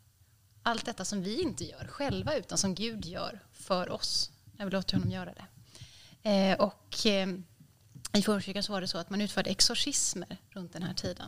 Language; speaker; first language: Swedish; native; Swedish